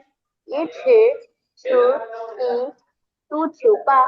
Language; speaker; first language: Chinese; non-native, learner; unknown